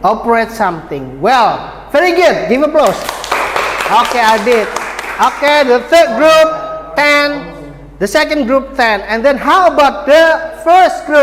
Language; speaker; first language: English; non-native, fluent; Indonesian